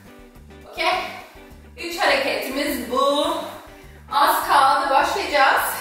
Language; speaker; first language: Turkish; non-native, fluent; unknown